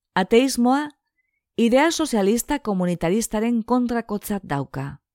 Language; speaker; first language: Spanish; non-native, local second language; Basque